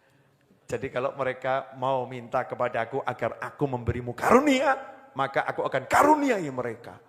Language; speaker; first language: Indonesian; native; Indonesian